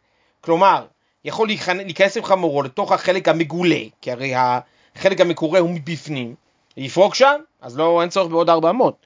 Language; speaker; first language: Hebrew; native; Hebrew